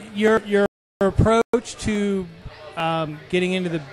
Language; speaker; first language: English; native; English